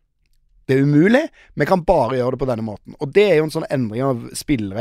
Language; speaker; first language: Norwegian; native; Norwegian